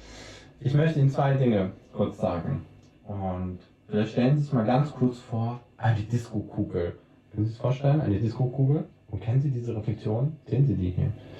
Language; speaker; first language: German; native; German